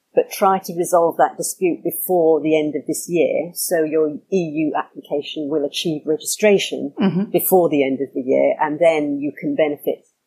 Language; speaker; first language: English; native; English